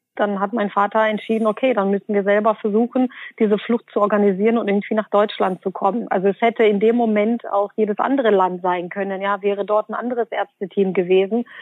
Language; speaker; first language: German; early bilingual, other home language; Bosnian